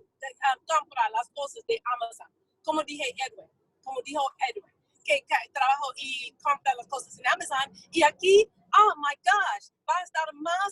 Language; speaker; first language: Spanish; non-native, fluent; English